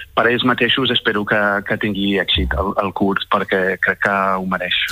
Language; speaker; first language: Catalan; non-native, fluent; English